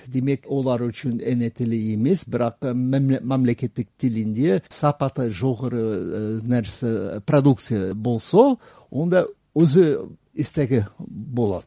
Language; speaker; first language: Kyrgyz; non-native, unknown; English